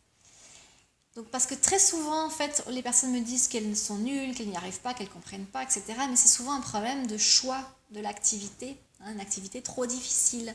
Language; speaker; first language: French; native; French